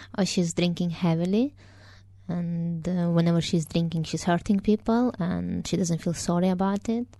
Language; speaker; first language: English; non-native, fluent; Romanian